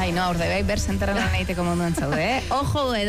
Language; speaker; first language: Basque; native; Basque